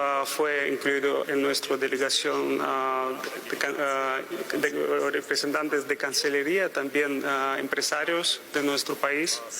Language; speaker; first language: Spanish; non-native, fluent; Russian